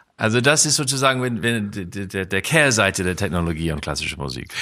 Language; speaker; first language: German; non-native, fluent; English